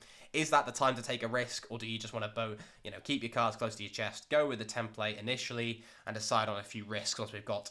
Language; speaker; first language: English; native; English